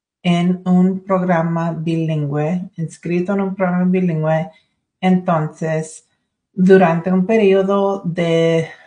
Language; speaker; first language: Spanish; early bilingual, other home language; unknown